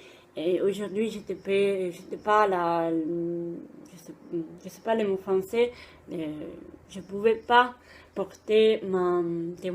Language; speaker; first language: French; non-native, fluent; Italian